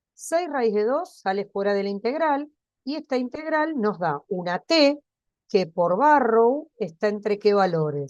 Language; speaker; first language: Spanish; native; Spanish